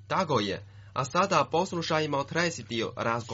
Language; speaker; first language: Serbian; non-native, fluent; Chinese